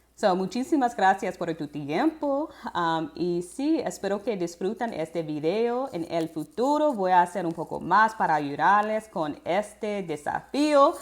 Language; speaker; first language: Spanish; non-native, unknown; English